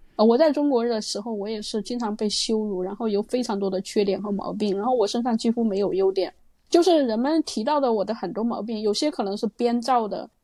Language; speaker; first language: Chinese; native; Chinese